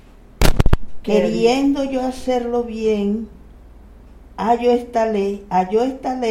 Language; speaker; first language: Spanish; native; Spanish